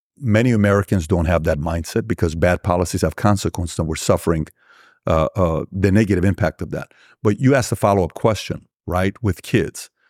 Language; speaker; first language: English; early bilingual, other home language; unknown